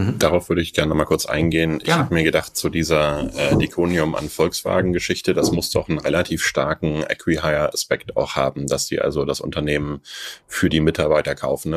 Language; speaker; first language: German; native; German